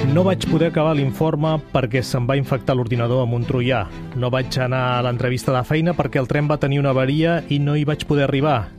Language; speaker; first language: Catalan; native; Catalan